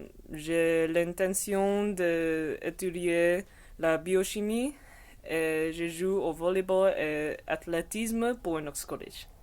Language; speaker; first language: French; non-native, learner; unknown